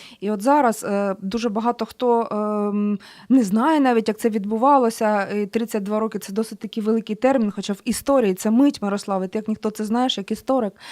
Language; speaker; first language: Ukrainian; native; Ukrainian